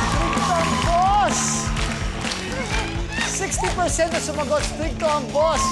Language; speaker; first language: Filipino; native; Filipino